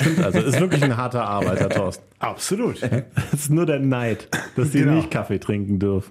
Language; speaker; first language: German; native; German